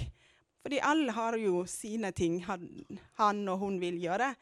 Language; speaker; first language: Norwegian; non-native, fluent; Amharic